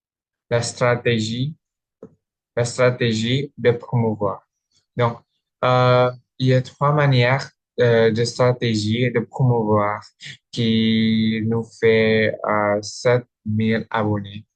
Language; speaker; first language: French; non-native, learner; Indonesian